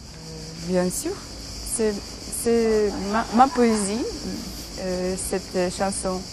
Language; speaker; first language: French; non-native, learner; Ukrainian